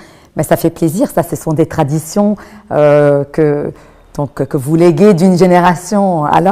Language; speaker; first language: French; non-native, local second language; Arabic